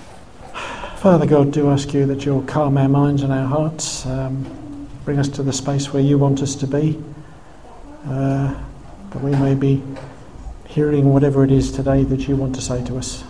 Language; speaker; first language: English; native; English